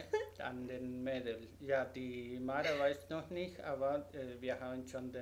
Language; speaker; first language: German; non-native, learner; Spanish